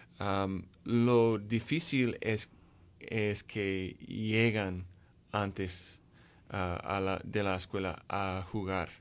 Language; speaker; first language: Spanish; non-native, fluent; English